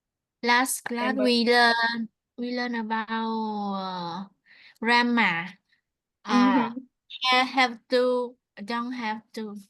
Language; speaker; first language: English; non-native, learner; Vietnamese